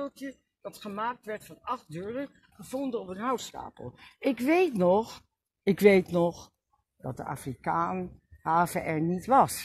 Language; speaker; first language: Dutch; native; Dutch